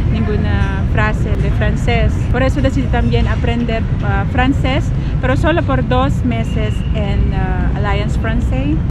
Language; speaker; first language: Spanish; non-native, fluent; Chavacano